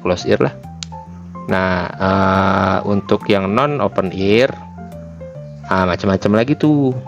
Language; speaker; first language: Indonesian; native; Indonesian